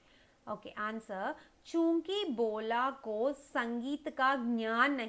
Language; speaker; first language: Hindi; non-native, local second language; Tamil